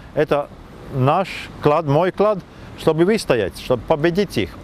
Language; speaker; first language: Russian; non-native, fluent; Latvian